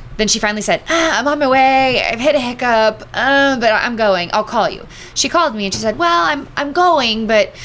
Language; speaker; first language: English; native; English